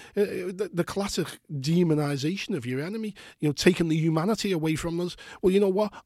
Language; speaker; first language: English; native; English